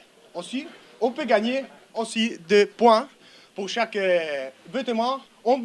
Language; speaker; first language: French; non-native, learner; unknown